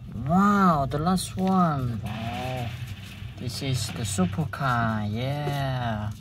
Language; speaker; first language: English; non-native, learner; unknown